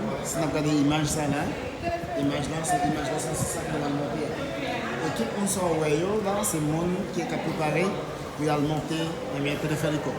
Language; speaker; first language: French; non-native, learner; Haitian Creole